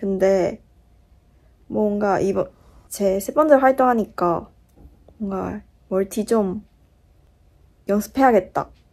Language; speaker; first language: Korean; non-native, fluent; Chinese